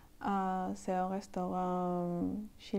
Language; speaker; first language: French; non-native, learner; Spanish